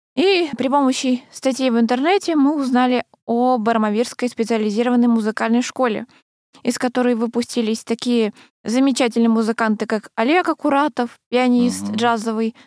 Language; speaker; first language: Russian; native; Russian